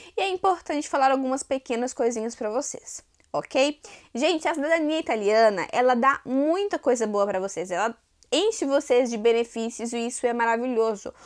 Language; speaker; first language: Portuguese; native; Portuguese